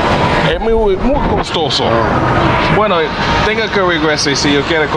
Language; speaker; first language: Spanish; non-native, learner; English